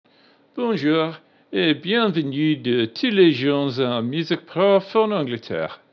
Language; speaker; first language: French; non-native, learner; English